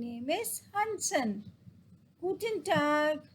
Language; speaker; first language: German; non-native, fluent; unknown